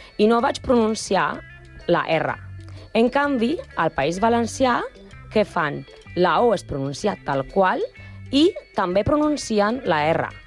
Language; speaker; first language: Catalan; non-native, learner; Spanish